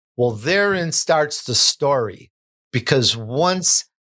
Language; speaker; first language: English; native; English